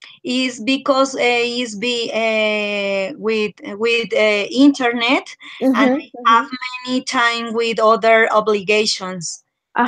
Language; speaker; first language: English; non-native, learner; Spanish